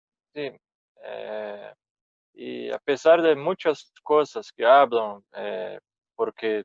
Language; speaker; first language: Spanish; non-native, fluent; Portuguese